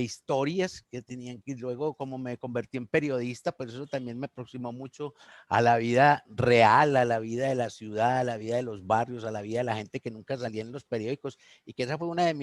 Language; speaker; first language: Spanish; native; Spanish